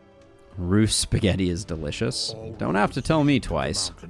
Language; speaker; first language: English; native; English